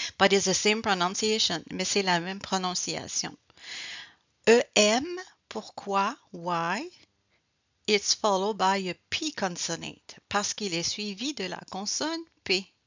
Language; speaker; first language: French; native; French